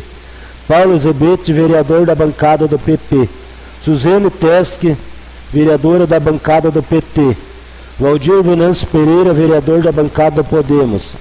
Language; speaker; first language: Portuguese; native; Portuguese